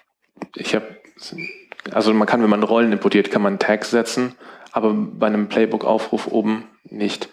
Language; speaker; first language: German; native; German